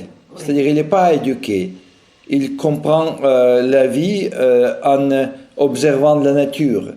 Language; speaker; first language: French; non-native, fluent; Russian